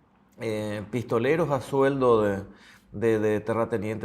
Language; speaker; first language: Spanish; native; Spanish